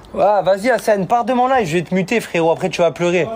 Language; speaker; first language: French; native; French